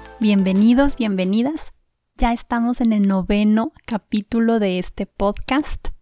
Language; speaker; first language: Spanish; native; Spanish